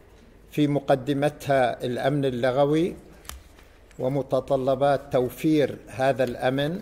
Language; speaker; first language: Arabic; native; Arabic